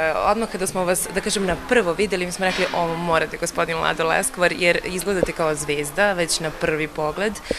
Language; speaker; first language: Serbian; native; Serbian